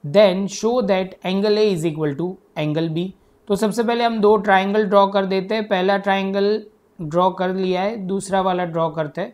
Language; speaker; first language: Hindi; non-native, local second language; Gujarati